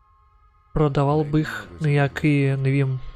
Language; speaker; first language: Czech; non-native, learner; Ukrainian